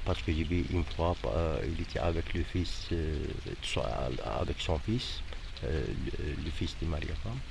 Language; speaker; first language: French; non-native, fluent; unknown